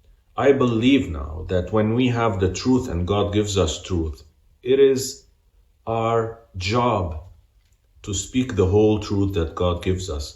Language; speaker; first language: English; non-native, fluent; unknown